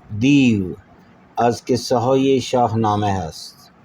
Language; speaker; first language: Persian; non-native, fluent; Urdu